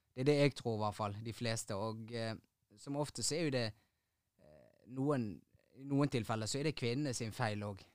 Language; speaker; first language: Norwegian; early bilingual, other home language; Tigrinya